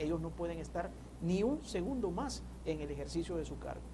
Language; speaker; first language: Spanish; native; Spanish